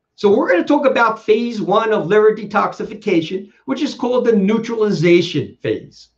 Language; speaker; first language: English; native; English